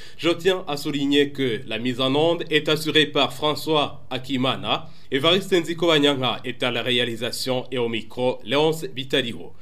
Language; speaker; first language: French; non-native, local second language; Rundi